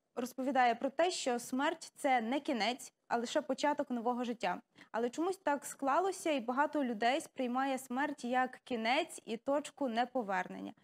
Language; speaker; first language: Ukrainian; native; Ukrainian